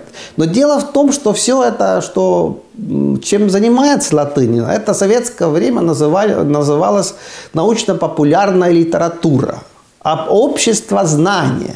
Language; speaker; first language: Russian; non-native, fluent; Estonian